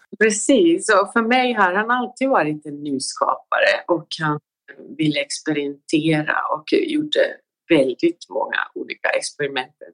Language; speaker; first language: Swedish; native; Swedish